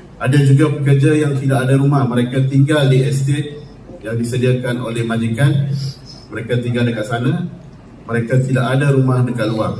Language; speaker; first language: Malay; non-native, local second language; Tamil